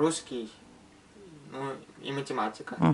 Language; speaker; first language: Russian; early bilingual, other home language; Armenian